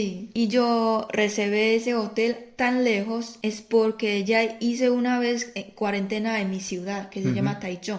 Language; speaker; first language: Spanish; non-native, fluent; Chinese